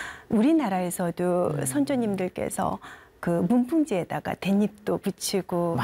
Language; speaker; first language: Korean; native; Korean